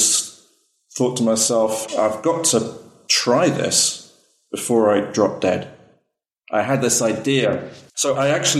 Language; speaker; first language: English; native; English